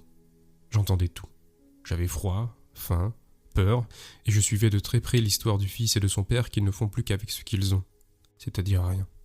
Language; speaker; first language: French; native; French